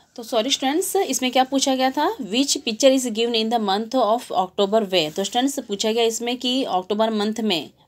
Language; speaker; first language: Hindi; non-native, local second language; Gujarati